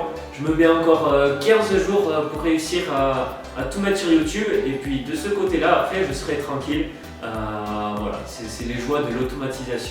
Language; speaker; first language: French; native; French